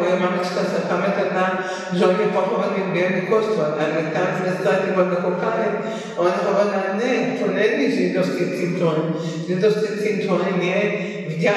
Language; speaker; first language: Slovak; early bilingual, heritage; Slovak